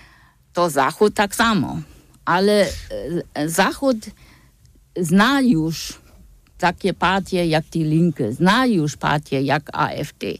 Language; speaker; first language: Polish; non-native, fluent; German